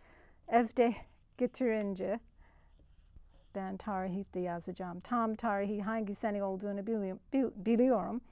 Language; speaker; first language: Turkish; non-native, fluent; English